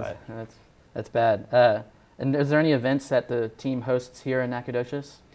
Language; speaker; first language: English; native; English